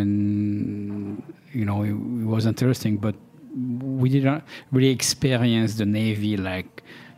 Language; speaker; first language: English; non-native, fluent; French